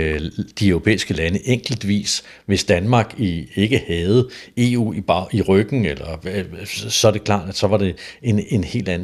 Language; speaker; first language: Danish; native; Danish